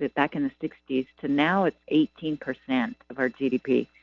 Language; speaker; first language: English; native; English